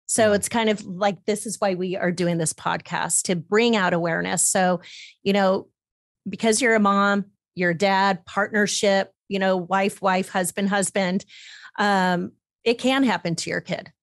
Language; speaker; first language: English; native; English